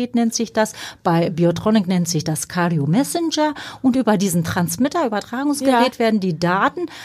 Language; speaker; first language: German; non-native, fluent; Turkish